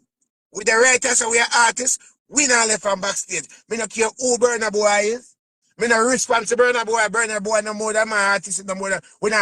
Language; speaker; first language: English; native; English